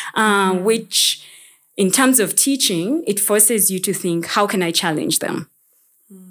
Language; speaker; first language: English; non-native, local second language; Ganda